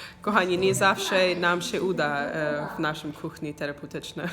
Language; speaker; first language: Polish; non-native, learner; English